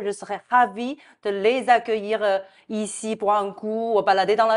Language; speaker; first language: French; non-native, fluent; Chinese